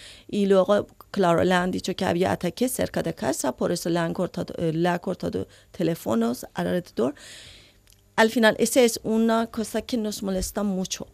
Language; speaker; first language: Spanish; non-native, learner; Persian